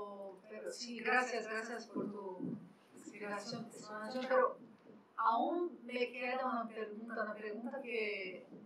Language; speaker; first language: Spanish; non-native, fluent; Portuguese